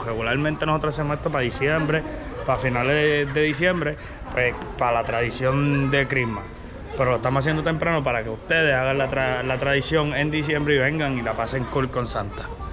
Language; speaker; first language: Spanish; native; Spanish